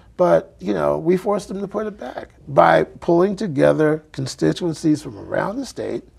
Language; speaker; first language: English; native; English